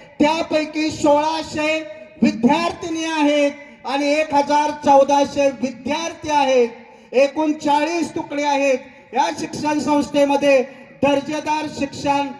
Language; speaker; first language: Marathi; native; Marathi